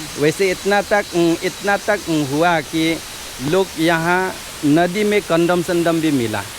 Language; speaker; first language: Hindi; non-native, local second language; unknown